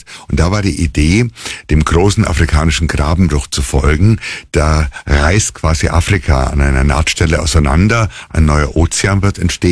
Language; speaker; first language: German; native; German